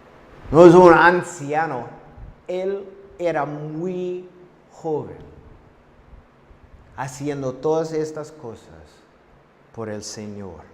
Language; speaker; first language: Spanish; non-native, fluent; English